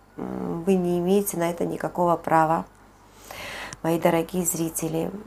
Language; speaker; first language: Russian; non-native, local second language; Georgian